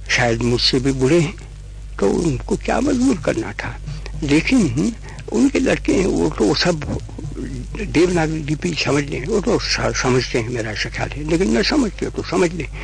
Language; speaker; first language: Hindi; non-native, local second language; Gujarati